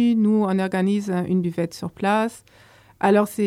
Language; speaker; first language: French; non-native, fluent; German